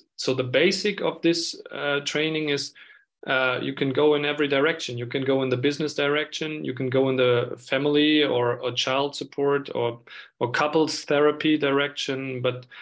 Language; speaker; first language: English; non-native, fluent; German